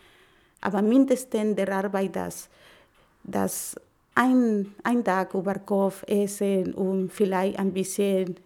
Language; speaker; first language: German; non-native, learner; Spanish